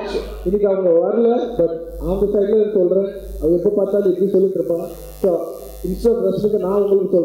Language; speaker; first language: Tamil; non-native, local second language; Telugu